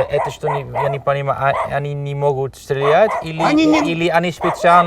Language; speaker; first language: Russian; non-native, learner; Dutch